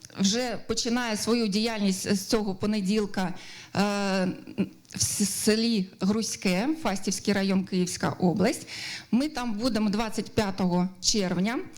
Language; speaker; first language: Ukrainian; native; Ukrainian